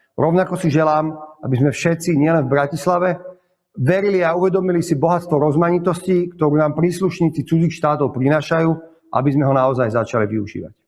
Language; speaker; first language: Slovak; native; Slovak